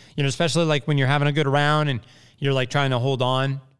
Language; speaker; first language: English; native; English